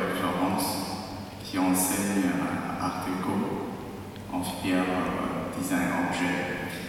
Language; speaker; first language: French; non-native, learner; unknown